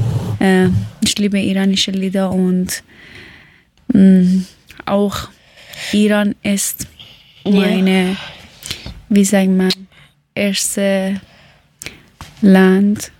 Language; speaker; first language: German; non-native, fluent; Persian